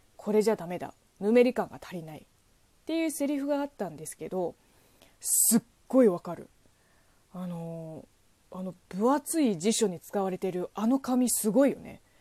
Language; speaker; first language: Japanese; non-native, fluent; Chinese